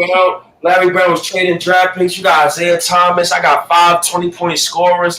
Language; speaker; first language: English; native; English